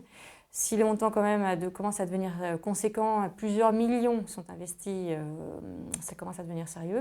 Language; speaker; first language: French; native; French